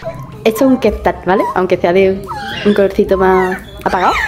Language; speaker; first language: Spanish; native; Spanish